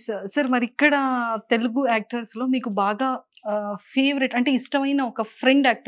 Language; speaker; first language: Telugu; native; Telugu